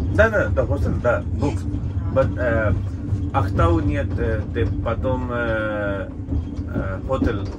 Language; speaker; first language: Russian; non-native, learner; Hindi